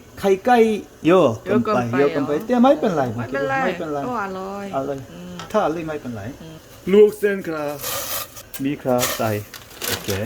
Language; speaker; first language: Thai; non-native, learner; Korean